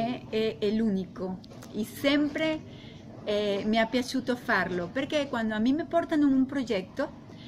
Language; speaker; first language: Italian; non-native, learner; Spanish